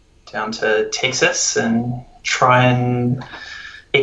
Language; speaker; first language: English; native; English